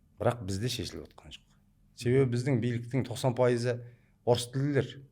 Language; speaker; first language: Kazakh; early bilingual, heritage; Kazakh